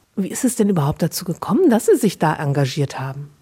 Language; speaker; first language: German; native; German